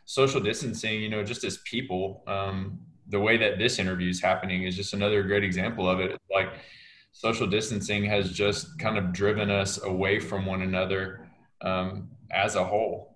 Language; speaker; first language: English; native; English